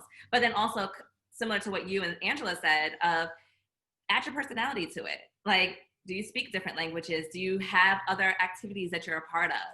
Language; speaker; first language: English; native; English